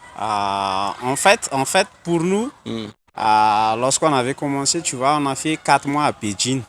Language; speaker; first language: French; non-native, local second language; Malagasy